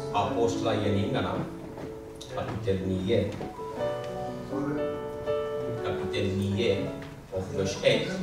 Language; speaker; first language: Swedish; non-native, fluent; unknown